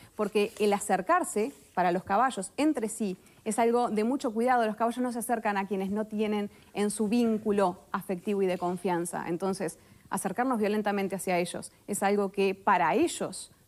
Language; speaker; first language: Spanish; native; Spanish